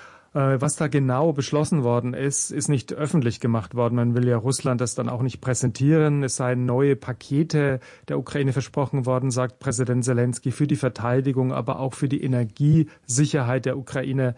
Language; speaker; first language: German; native; German